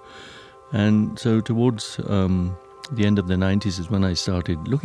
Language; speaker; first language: English; non-native, local second language; Punjabi